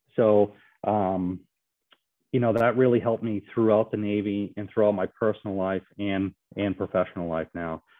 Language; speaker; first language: English; native; English